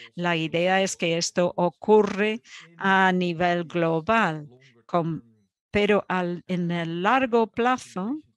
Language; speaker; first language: Spanish; non-native, fluent; Dutch